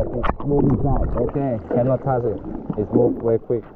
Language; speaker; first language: English; non-native, learner; Thai